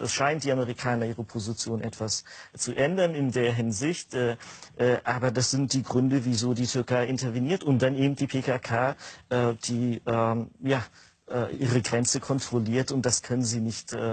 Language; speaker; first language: German; non-native, fluent; Kurdish